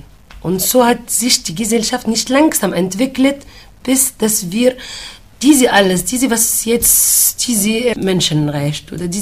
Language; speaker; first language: German; non-native, fluent; Arabic